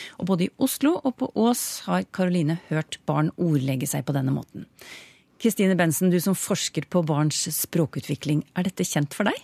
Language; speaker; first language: Norwegian; native; Norwegian